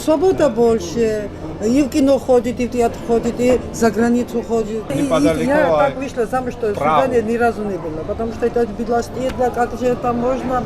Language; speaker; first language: Russian; non-native, local second language; Georgian